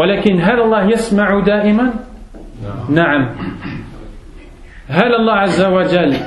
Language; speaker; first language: Arabic; non-native, fluent; French